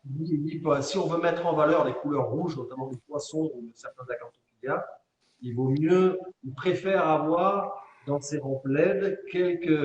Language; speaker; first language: French; native; French